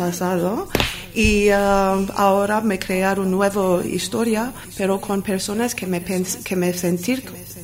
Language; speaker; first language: Spanish; non-native, learner; Armenian